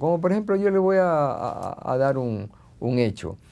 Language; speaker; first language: Spanish; native; Spanish